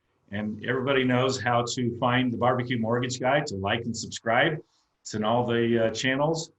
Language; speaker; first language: English; native; English